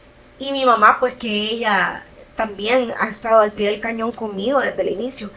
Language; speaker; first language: Spanish; native; Spanish